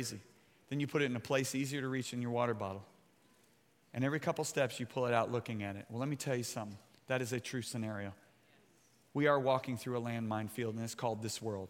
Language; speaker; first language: English; native; English